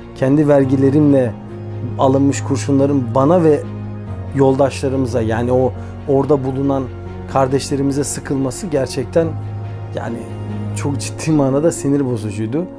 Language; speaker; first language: Turkish; native; Turkish